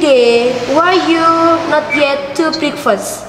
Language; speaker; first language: English; non-native, learner; Indonesian